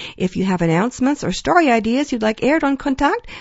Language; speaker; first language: English; native; English